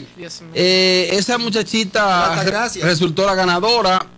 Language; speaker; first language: Spanish; native; Spanish